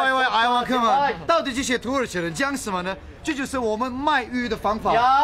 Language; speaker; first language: Chinese; non-native, fluent; Turkish